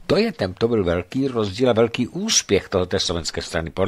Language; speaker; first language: Czech; native; Czech